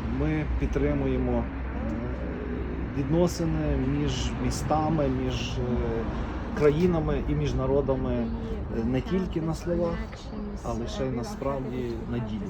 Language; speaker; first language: Ukrainian; native; Ukrainian